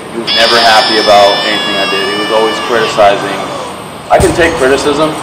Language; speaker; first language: English; native; English